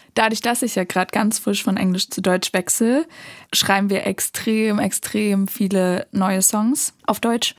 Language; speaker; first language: German; native; German